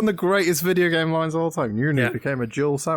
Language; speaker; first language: English; native; English